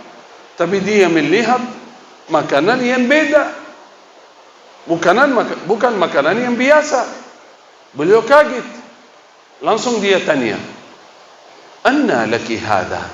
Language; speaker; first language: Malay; non-native, fluent; Arabic